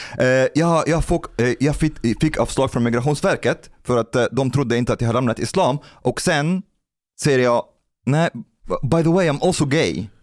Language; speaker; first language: Swedish; non-native, fluent; Arabic